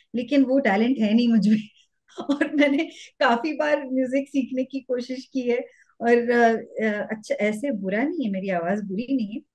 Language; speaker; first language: Hindi; native; Hindi